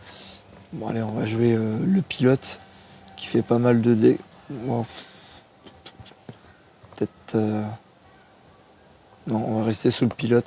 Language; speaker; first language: French; native; French